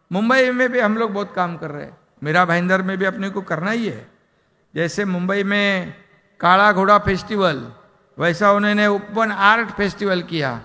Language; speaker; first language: Hindi; non-native, local second language; Marathi